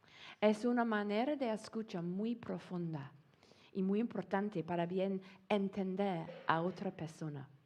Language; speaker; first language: Spanish; non-native, fluent; English